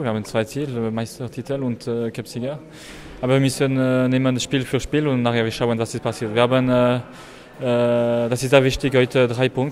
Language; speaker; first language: German; non-native, learner; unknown